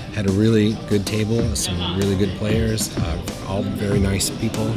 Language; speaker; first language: English; native; English